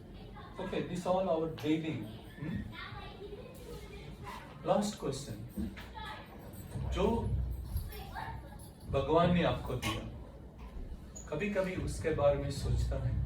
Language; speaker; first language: Hindi; non-native, local second language; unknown